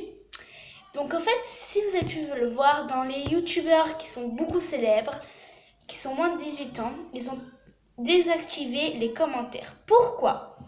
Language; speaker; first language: French; native; French